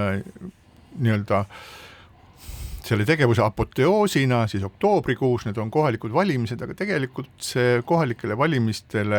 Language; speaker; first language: Estonian; native; Estonian